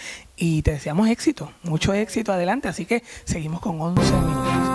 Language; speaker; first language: Spanish; native; Spanish